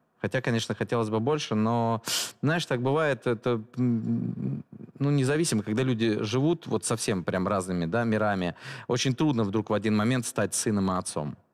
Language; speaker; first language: Russian; native; Russian